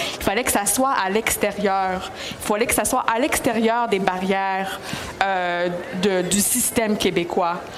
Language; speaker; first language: French; early bilingual, other home language; Greek